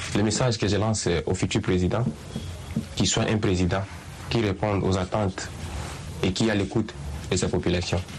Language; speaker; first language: French; non-native, local second language; Swahili